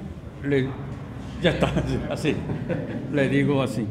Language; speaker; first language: Spanish; non-native, learner; Korean